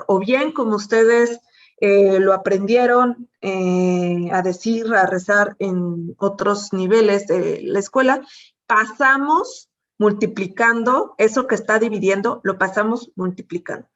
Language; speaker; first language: Spanish; native; Spanish